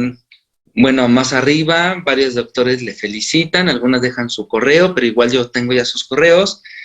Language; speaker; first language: Spanish; native; Spanish